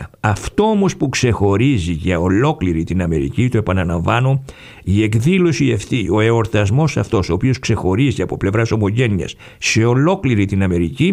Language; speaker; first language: Greek; native; Greek